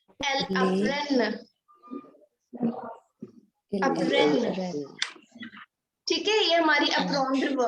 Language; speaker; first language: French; non-native, fluent; Hindi